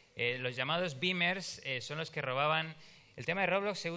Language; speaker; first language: Spanish; native; Spanish